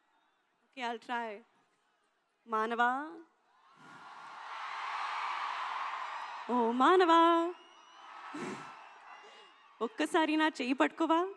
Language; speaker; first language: Telugu; non-native, learner; Hindi